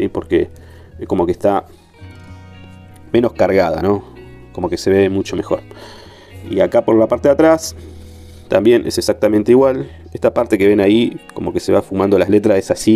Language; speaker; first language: Spanish; native; Spanish